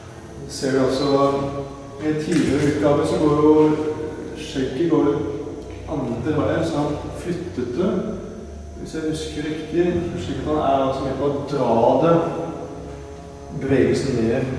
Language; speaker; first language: Norwegian; native; Norwegian